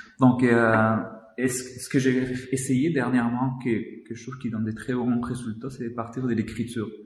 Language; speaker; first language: French; non-native, fluent; Spanish